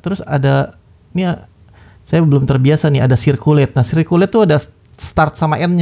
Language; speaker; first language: Indonesian; native; Indonesian